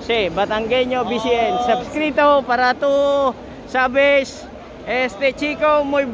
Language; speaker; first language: Spanish; non-native, learner; Filipino